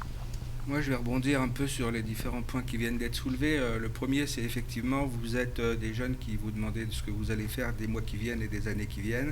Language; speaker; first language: French; native; French